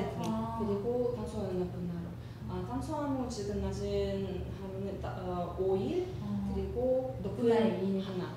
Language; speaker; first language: Korean; non-native, learner; Russian